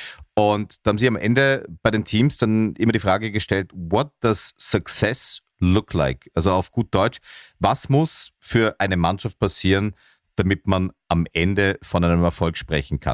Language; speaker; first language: German; native; German